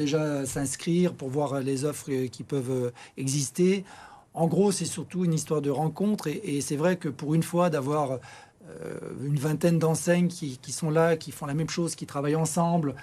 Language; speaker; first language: French; native; French